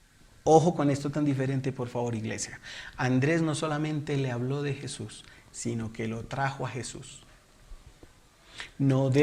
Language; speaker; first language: Spanish; native; Spanish